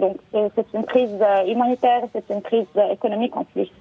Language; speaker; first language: French; non-native, local second language; Arabic